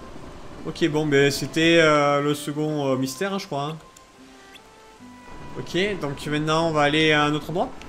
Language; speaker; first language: French; native; French